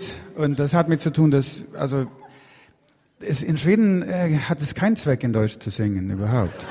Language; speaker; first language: German; non-native, fluent; Swedish